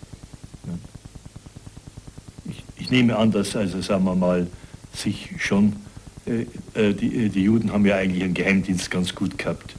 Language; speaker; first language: German; native; German